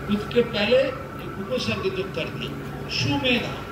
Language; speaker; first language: Hindi; non-native, local second language; Bangla